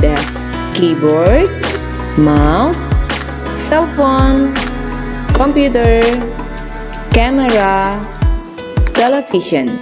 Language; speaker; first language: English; non-native, fluent; Indonesian